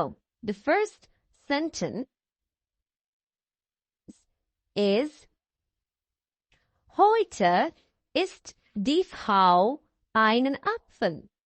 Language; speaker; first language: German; non-native, fluent; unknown